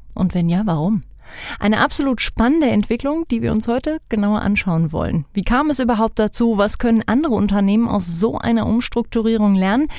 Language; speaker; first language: German; native; German